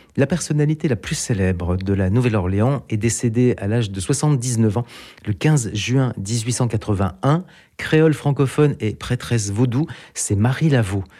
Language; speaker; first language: French; native; French